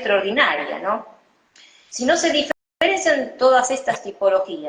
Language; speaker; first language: Spanish; native; Spanish